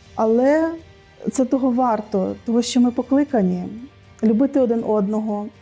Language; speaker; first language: Ukrainian; native; Ukrainian